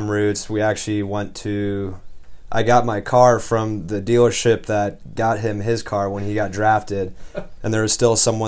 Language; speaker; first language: English; native; English